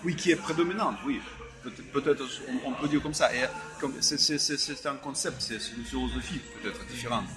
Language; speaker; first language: French; non-native, fluent; Russian